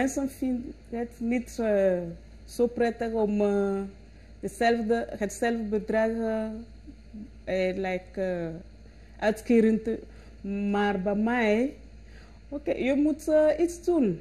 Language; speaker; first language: Dutch; non-native, learner; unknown